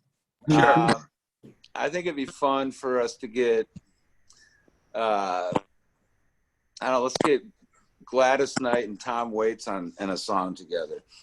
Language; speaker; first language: English; native; English